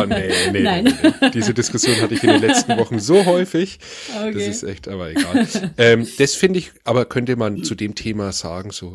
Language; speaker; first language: German; native; German